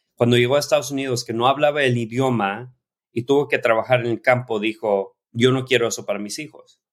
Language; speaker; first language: Spanish; early bilingual, heritage; Spanish